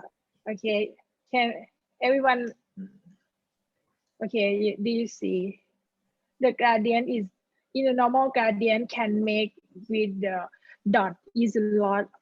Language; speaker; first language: English; non-native, learner; Thai